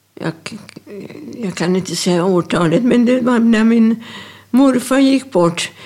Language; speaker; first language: Swedish; early bilingual, other home language; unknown